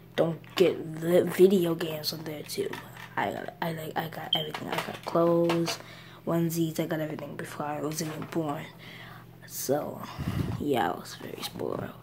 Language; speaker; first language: English; native; English